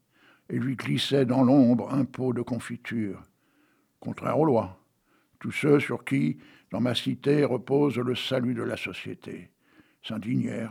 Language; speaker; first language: French; native; French